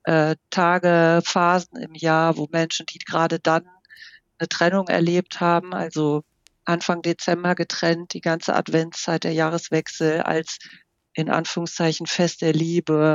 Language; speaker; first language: German; native; German